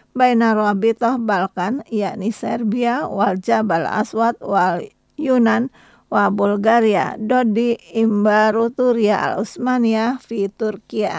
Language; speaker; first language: Arabic; non-native, fluent; Indonesian